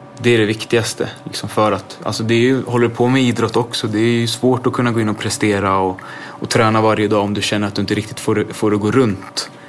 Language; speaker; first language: Swedish; native; Swedish